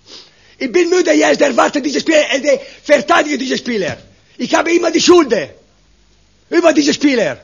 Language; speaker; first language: German; non-native, learner; Italian